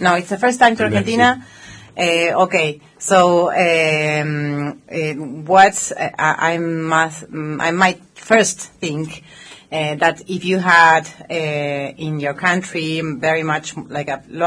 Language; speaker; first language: English; non-native, fluent; Spanish